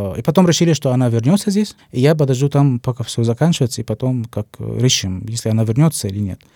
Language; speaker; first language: Russian; non-native, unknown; Arabic